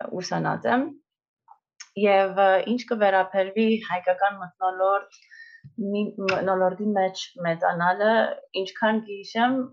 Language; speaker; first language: Armenian; early bilingual, heritage; Armenian